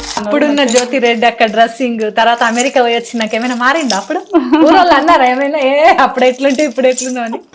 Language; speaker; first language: Telugu; native; Telugu